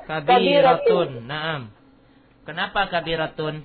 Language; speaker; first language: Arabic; non-native, fluent; Indonesian